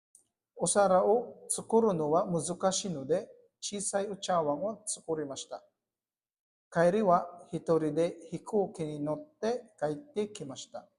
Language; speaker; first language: Japanese; non-native, fluent; Filipino